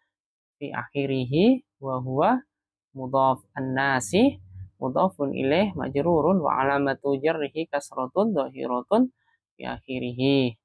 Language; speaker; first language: Arabic; non-native, fluent; Indonesian